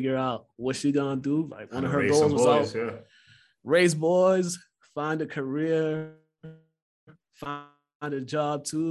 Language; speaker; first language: English; early bilingual, other home language; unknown